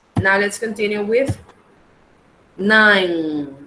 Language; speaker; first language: English; non-native, fluent; Spanish